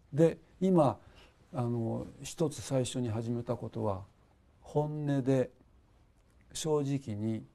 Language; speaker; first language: Japanese; early bilingual, other home language; Chinese